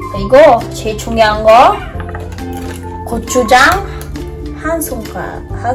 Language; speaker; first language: Korean; early bilingual, other home language; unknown